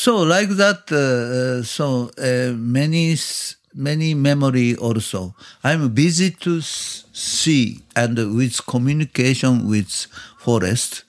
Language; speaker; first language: English; non-native, learner; Japanese